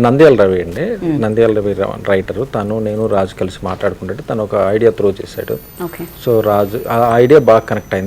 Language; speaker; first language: Telugu; native; Telugu